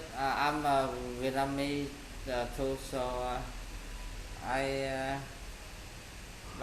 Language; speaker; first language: English; non-native, learner; Vietnamese